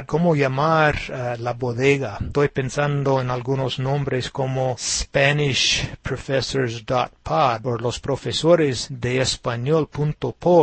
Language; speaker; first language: Spanish; non-native, fluent; English